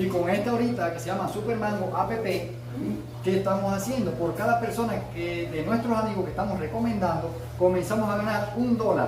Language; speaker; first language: Spanish; native; Spanish